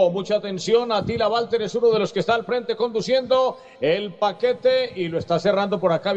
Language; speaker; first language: Spanish; native; Spanish